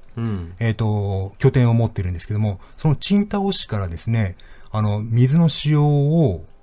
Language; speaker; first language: Japanese; native; Japanese